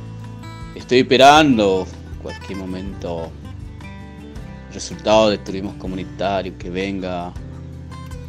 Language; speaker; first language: Spanish; non-native, local second language; Guarani